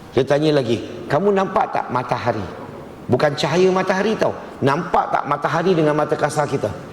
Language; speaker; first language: Malay; non-native, local second language; Chinese